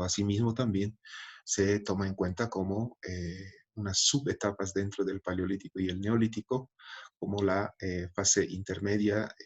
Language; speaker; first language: Spanish; native; Spanish